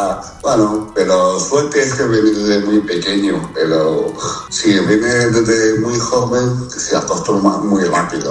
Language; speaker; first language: Spanish; non-native, fluent; Chinese